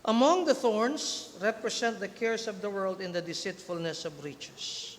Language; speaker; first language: English; non-native, local second language; Filipino